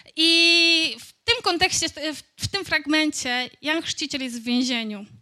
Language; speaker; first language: Polish; native; Polish